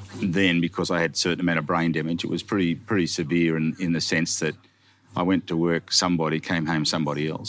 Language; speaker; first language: English; native; English